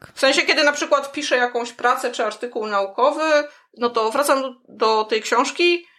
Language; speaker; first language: Polish; non-native, fluent; English